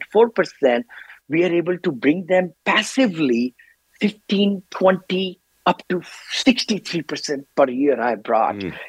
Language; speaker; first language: English; non-native, local second language; Hindi